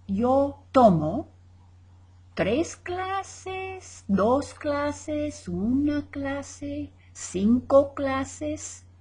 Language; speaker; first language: Spanish; non-native, fluent; English